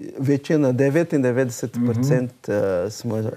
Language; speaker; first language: Slovenian; non-native, learner; Portuguese